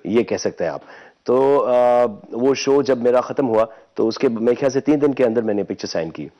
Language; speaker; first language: Hindi; native; Hindi